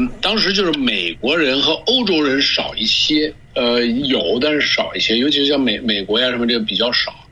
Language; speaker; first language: Chinese; early bilingual, other home language; English